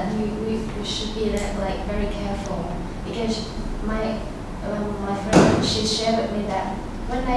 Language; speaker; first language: English; non-native, fluent; Vietnamese